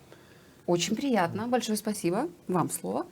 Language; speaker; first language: Russian; native; Russian